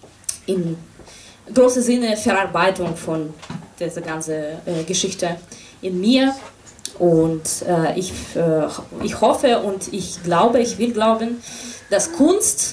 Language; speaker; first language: German; non-native, fluent; Russian